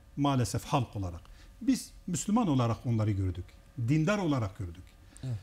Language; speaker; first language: Turkish; non-native, local second language; Kurdish